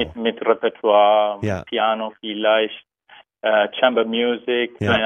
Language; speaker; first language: German; non-native, learner; Turkish